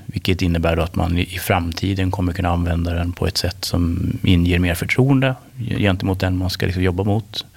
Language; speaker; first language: Swedish; native; Swedish